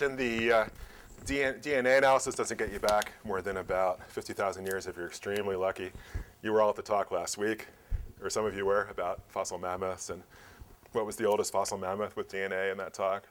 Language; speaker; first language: English; native; English